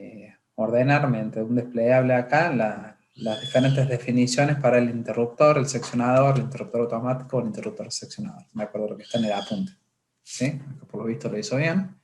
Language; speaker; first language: Spanish; native; Spanish